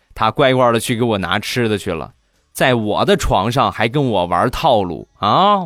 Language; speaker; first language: Chinese; native; Chinese